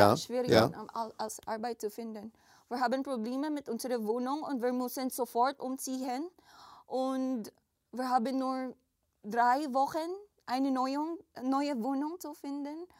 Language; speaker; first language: German; non-native, learner; Filipino